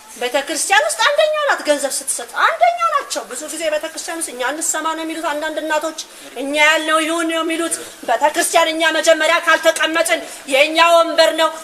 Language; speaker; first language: Amharic; native; Amharic